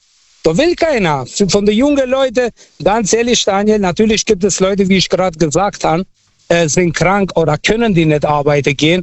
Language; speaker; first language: German; non-native, fluent; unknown